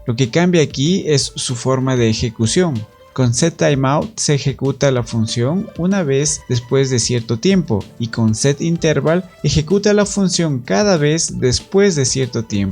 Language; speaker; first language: Spanish; native; Spanish